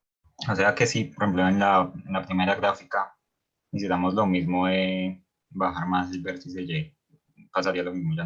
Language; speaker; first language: Spanish; native; Spanish